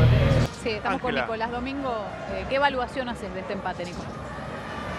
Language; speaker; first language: Spanish; native; Spanish